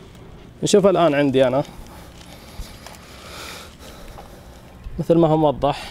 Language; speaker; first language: Arabic; native; Arabic